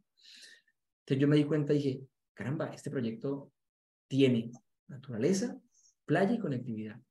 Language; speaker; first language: Spanish; native; Spanish